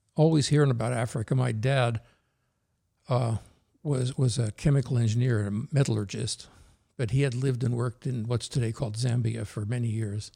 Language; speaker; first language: English; early bilingual, other home language; Norwegian